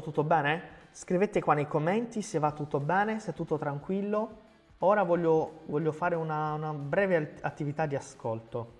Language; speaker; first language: Italian; non-native, fluent; Portuguese